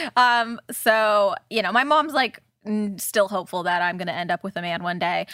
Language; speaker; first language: English; early bilingual, other home language; Czech